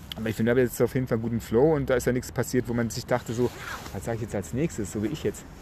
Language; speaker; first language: German; native; German